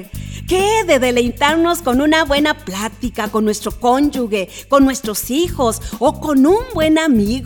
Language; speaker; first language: Spanish; native; Spanish